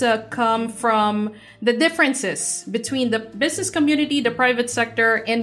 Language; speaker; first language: English; non-native, local second language; Filipino